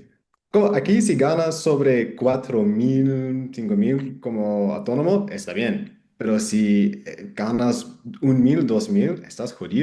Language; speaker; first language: Spanish; non-native, fluent; English